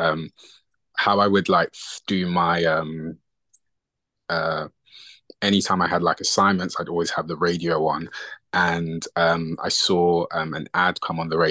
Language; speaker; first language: English; native; English